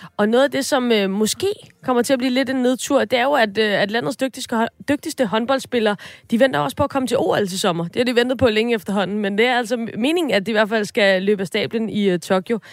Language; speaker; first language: Danish; native; Danish